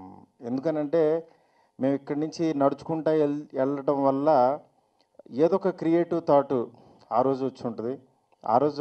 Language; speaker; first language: Telugu; native; Telugu